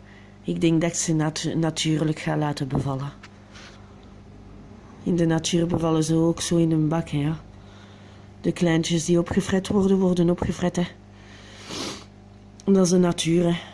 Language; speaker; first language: Dutch; non-native, local second language; French